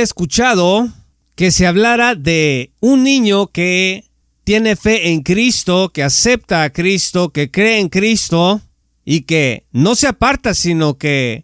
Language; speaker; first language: Spanish; native; Spanish